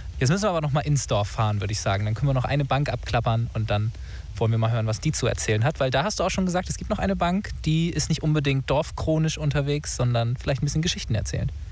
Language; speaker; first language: German; native; German